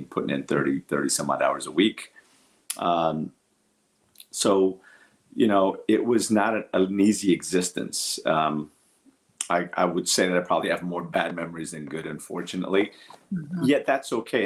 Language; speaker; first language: English; early bilingual, other home language; Portuguese